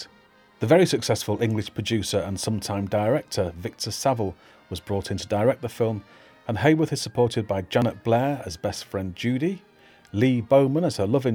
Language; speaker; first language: English; native; English